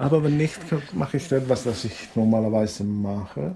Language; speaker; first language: German; non-native, learner; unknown